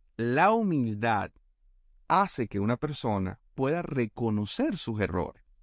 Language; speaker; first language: Spanish; native; Spanish